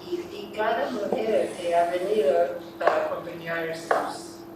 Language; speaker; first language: Spanish; non-native, fluent; English